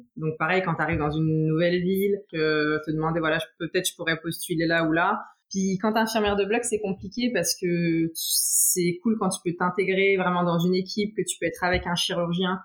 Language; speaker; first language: French; native; French